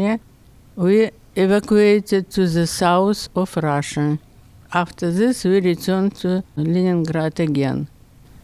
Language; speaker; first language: English; non-native, learner; Russian